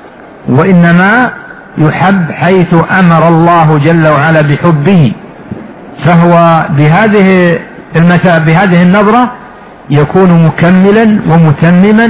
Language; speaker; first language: Arabic; native; Arabic